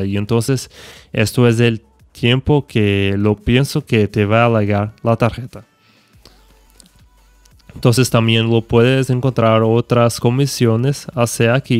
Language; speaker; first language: Spanish; non-native, fluent; Portuguese